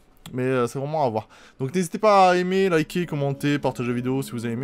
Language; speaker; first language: French; native; French